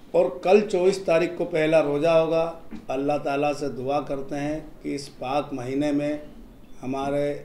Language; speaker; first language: Hindi; native; Hindi